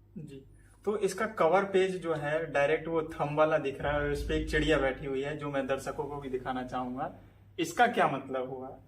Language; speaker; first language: Hindi; native; Hindi